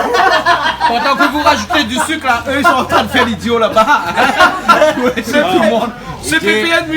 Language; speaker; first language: French; native; French